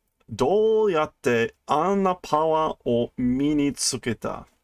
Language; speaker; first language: Japanese; non-native, learner; English